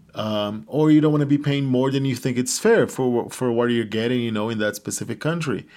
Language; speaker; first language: English; non-native, fluent; Portuguese